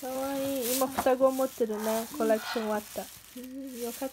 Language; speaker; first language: Japanese; non-native, learner; Portuguese